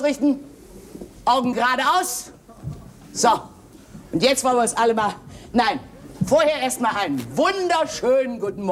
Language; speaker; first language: German; native; German